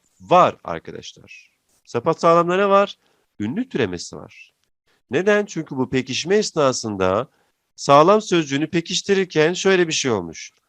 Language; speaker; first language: Turkish; native; Turkish